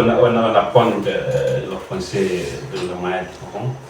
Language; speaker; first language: French; non-native, learner; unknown